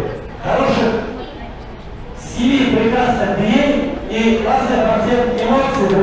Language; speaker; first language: Russian; native; Russian